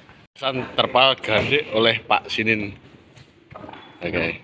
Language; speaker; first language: Indonesian; non-native, local second language; Javanese